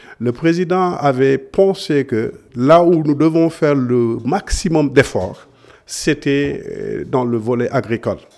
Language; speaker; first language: French; non-native, local second language; Serer